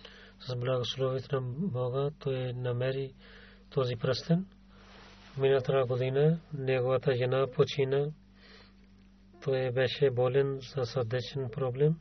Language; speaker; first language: Bulgarian; non-native, learner; Urdu